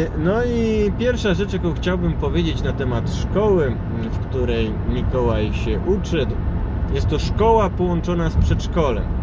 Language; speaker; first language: Polish; native; Polish